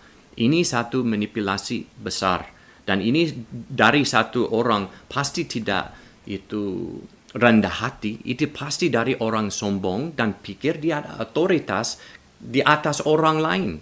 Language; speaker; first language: Indonesian; non-native, learner; English